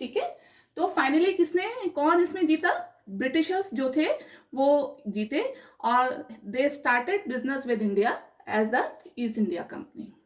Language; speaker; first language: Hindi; native; Hindi